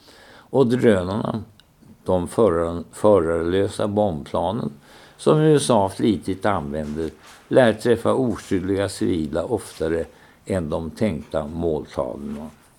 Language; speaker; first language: Swedish; native; Swedish